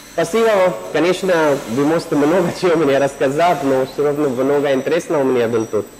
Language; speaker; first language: Russian; non-native, learner; Hindi